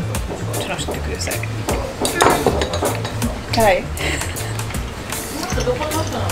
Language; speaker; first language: Japanese; non-native, learner; English